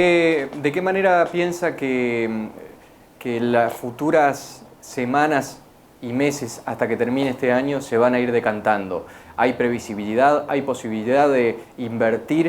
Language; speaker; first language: Spanish; native; Spanish